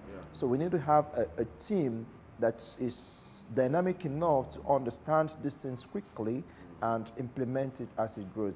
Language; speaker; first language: English; non-native, local second language; Igbo